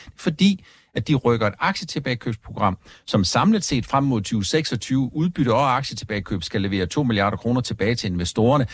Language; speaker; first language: Danish; native; Danish